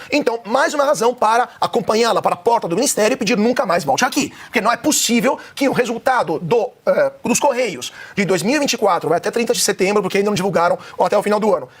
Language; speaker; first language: Portuguese; non-native, fluent; Italian